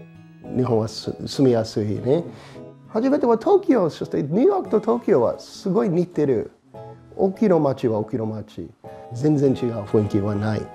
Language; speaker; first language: Japanese; non-native, fluent; English